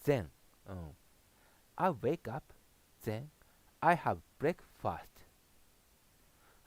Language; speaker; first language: English; non-native, learner; Japanese